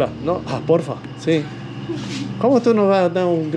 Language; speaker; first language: Spanish; non-native, learner; English